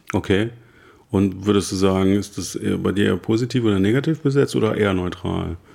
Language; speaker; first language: German; native; German